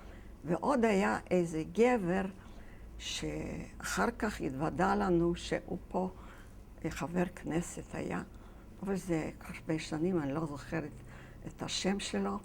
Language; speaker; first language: Hebrew; non-native, fluent; Yiddish